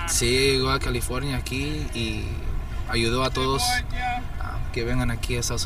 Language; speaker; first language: Spanish; early bilingual, heritage; Spanish